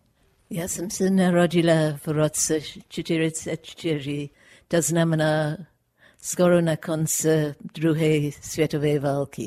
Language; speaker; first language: Czech; non-native, fluent; English